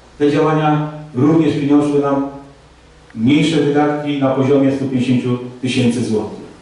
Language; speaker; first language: Polish; native; Polish